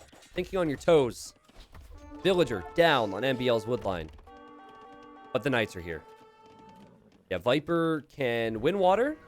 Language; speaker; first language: English; native; English